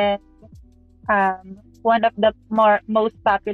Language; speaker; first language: English; non-native, local second language; Filipino